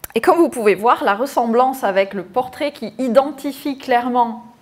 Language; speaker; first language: French; native; French